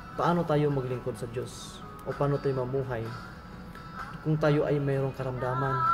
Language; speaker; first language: Filipino; non-native, local second language; Cebuano